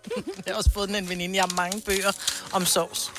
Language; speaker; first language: Danish; native; Danish